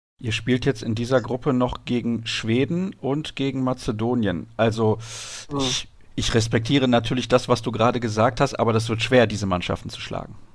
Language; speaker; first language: German; native; German